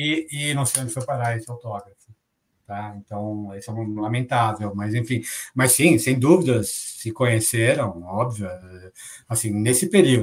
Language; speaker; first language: Portuguese; native; Portuguese